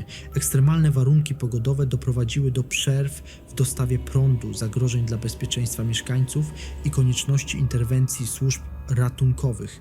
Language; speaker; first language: Polish; native; Polish